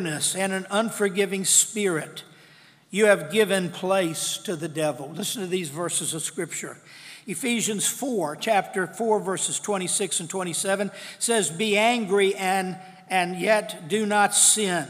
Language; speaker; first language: English; native; English